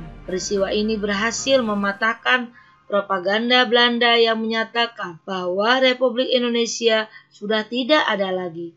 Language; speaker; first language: Indonesian; native; Indonesian